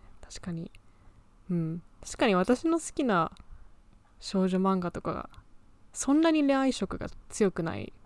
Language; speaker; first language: Japanese; early bilingual, heritage; Japanese